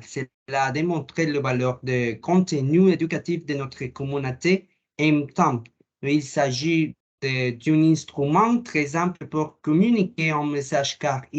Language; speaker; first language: French; non-native, learner; Spanish